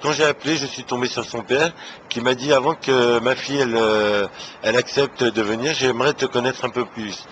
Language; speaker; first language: French; non-native, fluent; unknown